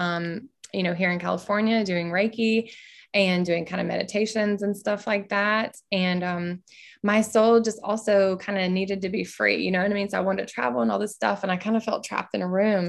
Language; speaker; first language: English; native; English